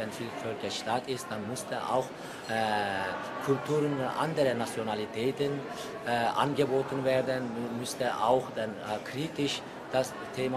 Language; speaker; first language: German; non-native, learner; Uyghur